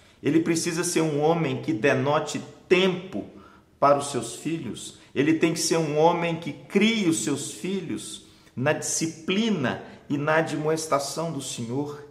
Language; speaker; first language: Portuguese; native; Portuguese